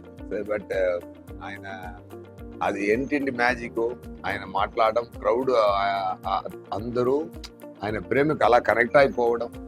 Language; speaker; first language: Telugu; non-native, fluent; Tamil